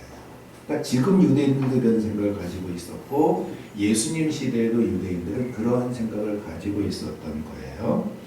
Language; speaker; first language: Korean; native; Korean